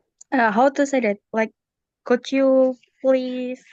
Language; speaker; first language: English; non-native, learner; Indonesian